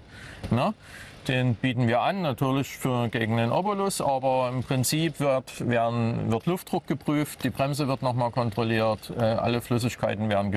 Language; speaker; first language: German; native; German